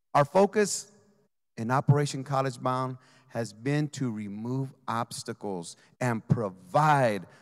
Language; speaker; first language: English; native; English